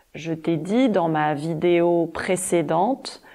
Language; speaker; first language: French; native; French